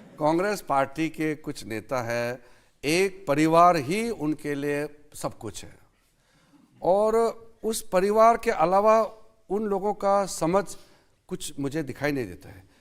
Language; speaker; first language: Hindi; non-native, local second language; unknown